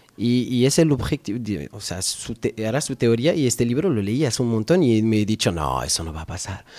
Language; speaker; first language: Spanish; non-native, fluent; French